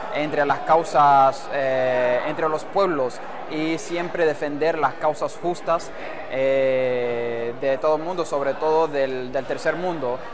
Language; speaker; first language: Spanish; non-native, fluent; Arabic